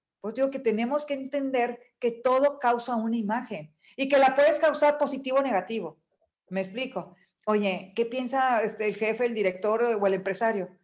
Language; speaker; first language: Spanish; native; Spanish